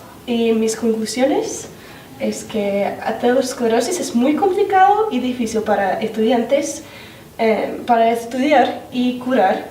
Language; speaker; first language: Spanish; non-native, learner; English